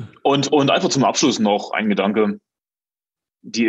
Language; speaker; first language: German; native; German